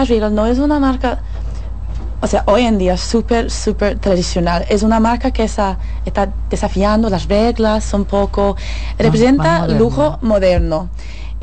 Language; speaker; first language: Spanish; non-native, fluent; English